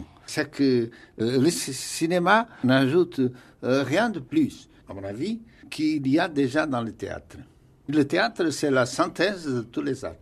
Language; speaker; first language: French; non-native, fluent; Portuguese